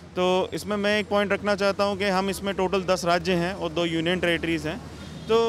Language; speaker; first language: Hindi; native; Hindi